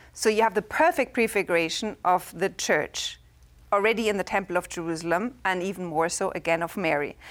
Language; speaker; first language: English; non-native, fluent; German